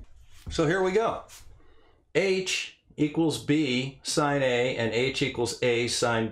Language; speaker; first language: English; native; English